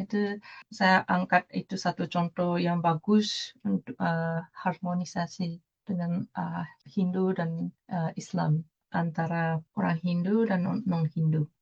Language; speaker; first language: Indonesian; non-native, fluent; Japanese